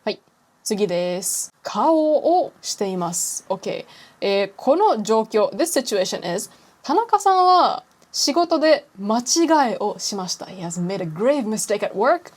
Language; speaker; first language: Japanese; non-native, fluent; English